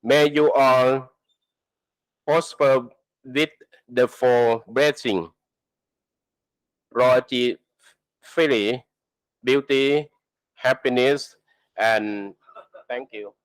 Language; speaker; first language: English; non-native, learner; Thai